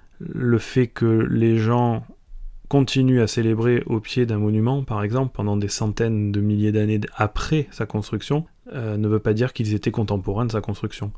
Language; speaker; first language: French; native; French